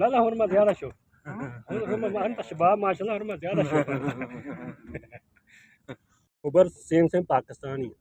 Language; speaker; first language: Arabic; non-native, learner; Punjabi